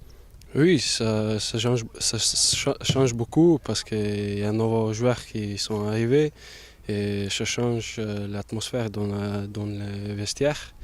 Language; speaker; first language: French; non-native, learner; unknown